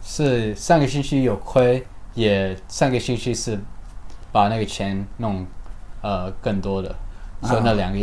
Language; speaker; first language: Chinese; early bilingual, heritage; Chinese